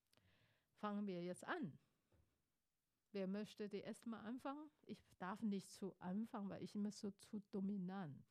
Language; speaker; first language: German; non-native, fluent; Chinese